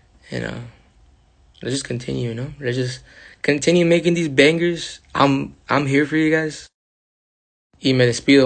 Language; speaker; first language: English; early bilingual, other home language; Spanish